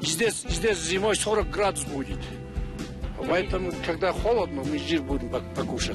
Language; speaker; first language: Russian; non-native, local second language; Kyrgyz